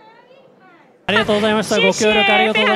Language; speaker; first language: Japanese; native; Japanese